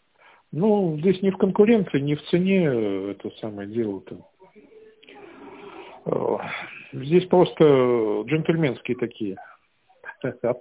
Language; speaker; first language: Russian; native; Russian